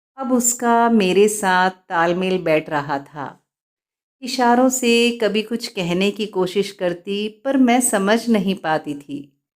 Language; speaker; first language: Hindi; native; Hindi